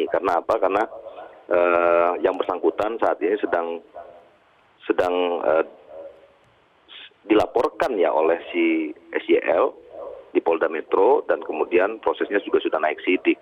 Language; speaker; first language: Indonesian; native; Indonesian